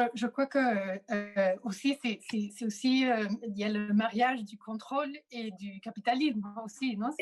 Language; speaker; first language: French; non-native, fluent; Spanish